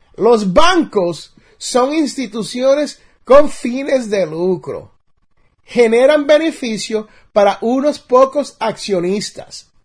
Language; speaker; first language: Spanish; native; Spanish